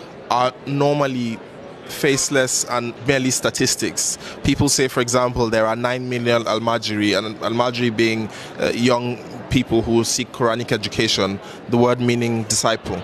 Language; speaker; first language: English; non-native, local second language; Hausa